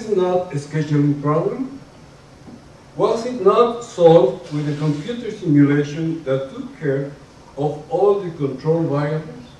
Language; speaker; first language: English; non-native, fluent; Spanish